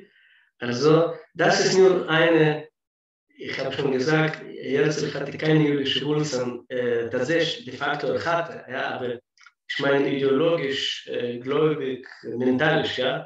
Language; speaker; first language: German; non-native, fluent; Russian